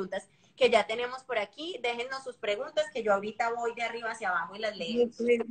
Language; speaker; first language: Spanish; native; Spanish